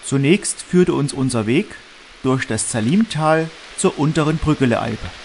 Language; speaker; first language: German; native; German